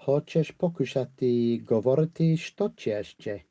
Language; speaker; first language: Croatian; non-native, learner; English